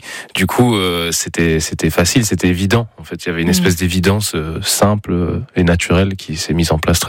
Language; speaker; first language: French; native; French